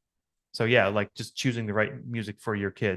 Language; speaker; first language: English; native; English